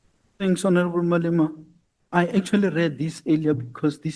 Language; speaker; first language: English; non-native, local second language; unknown